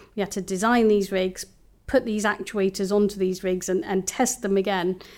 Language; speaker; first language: English; native; English